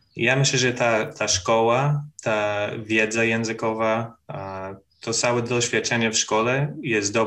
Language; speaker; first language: Polish; non-native, fluent; English